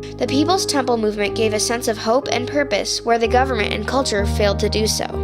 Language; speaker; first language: English; native; English